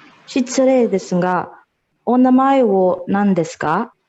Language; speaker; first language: Japanese; non-native, learner; Filipino